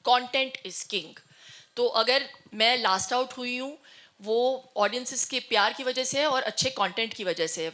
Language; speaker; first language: Hindi; non-native, local second language; Tulu